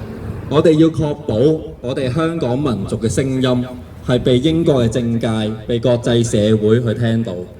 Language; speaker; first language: Cantonese; native; Cantonese